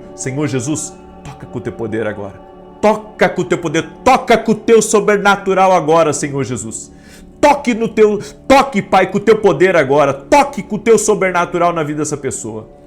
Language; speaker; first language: Portuguese; native; Portuguese